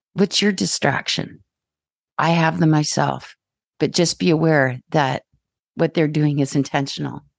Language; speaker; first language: English; native; English